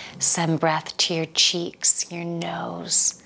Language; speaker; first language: English; native; English